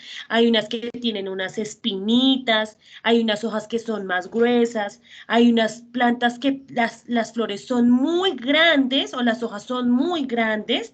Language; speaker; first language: Spanish; native; Spanish